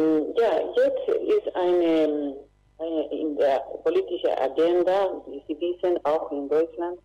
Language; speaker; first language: German; non-native, fluent; Spanish